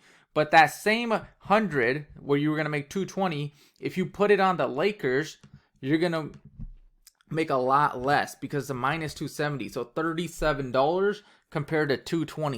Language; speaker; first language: English; native; English